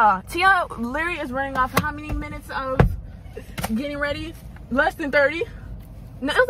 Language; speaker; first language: English; native; English